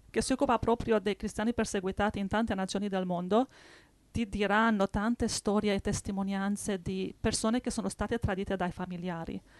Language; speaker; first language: Italian; non-native, fluent; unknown